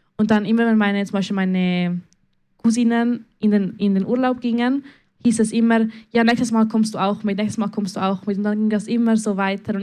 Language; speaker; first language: German; early bilingual, other home language; Spanish